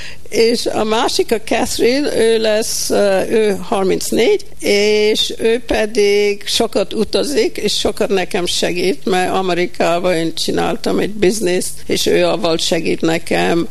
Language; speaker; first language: Hungarian; early bilingual, heritage; Hungarian